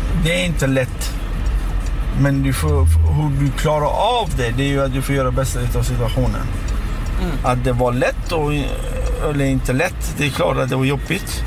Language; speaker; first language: Swedish; non-native, fluent; Persian